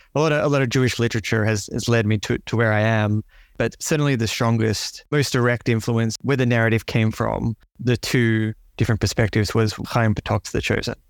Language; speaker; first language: English; native; English